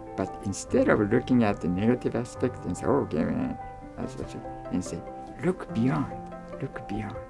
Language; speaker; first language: English; non-native, fluent; Japanese